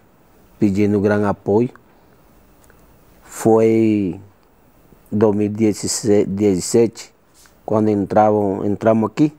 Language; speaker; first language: Portuguese; non-native, learner; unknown